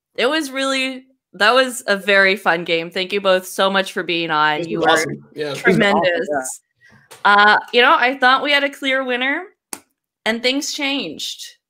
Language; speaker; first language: English; native; English